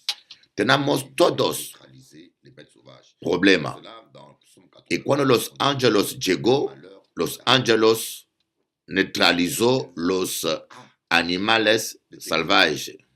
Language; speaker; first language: Spanish; non-native, learner; French